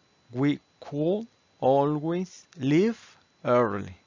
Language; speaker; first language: English; non-native, fluent; Spanish